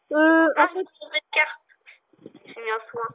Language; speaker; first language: French; native; French